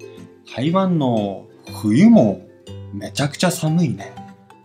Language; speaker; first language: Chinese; non-native, fluent; Japanese